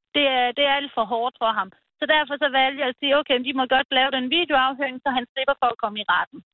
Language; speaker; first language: Danish; early bilingual, other home language; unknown